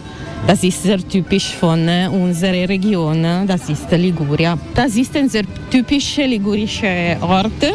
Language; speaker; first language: German; non-native, learner; Italian